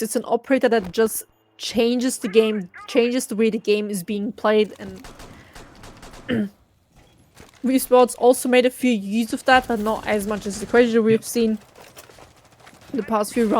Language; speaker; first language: English; non-native, fluent; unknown